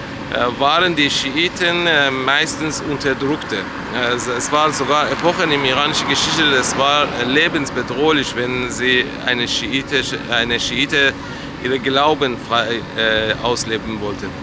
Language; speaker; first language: German; non-native, fluent; Persian